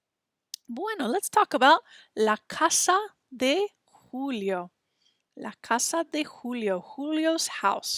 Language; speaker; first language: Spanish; non-native, fluent; English